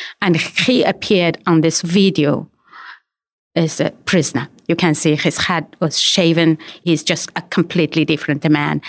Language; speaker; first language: English; non-native, fluent; Uyghur